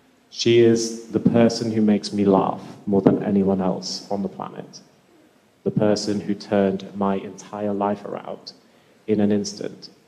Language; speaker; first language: English; native; English